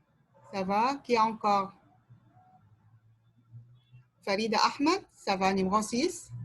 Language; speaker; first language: French; non-native, fluent; Arabic